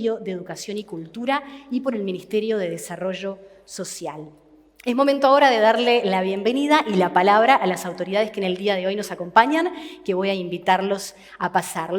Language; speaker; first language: Spanish; native; Spanish